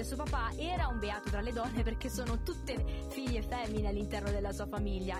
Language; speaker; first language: Italian; native; Italian